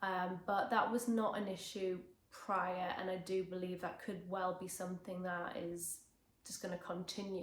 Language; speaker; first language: English; native; English